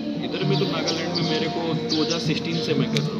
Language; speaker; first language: Hindi; non-native, local second language; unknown